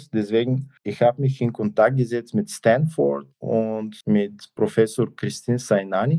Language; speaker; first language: German; non-native, fluent; Bulgarian